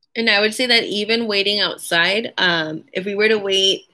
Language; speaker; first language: English; early bilingual, other home language; Spanish